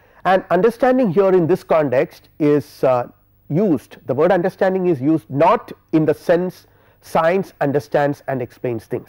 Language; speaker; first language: English; non-native, local second language; Malayalam